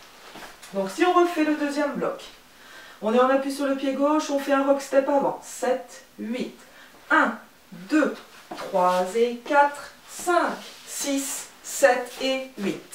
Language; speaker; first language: French; native; French